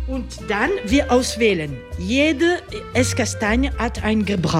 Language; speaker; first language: German; non-native, learner; French